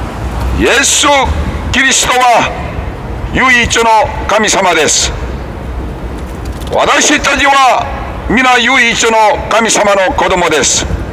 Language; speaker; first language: Japanese; non-native, learner; Korean